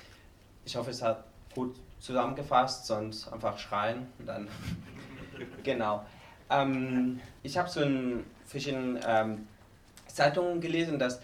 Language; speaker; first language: German; non-native, fluent; Spanish